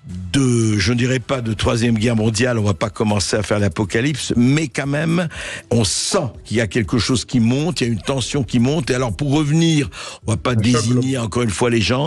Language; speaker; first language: French; native; French